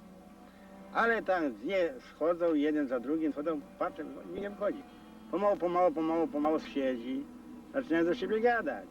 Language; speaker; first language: Polish; non-native, local second language; Rusyn